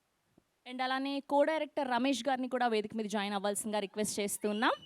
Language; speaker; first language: Telugu; native; Telugu